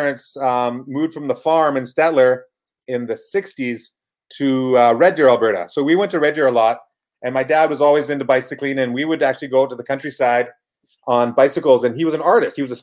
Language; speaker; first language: English; native; English